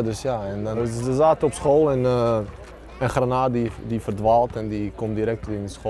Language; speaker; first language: Dutch; early bilingual, other home language; Bosnian